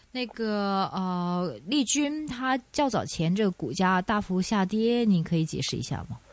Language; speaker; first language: Chinese; non-native, local second language; Cantonese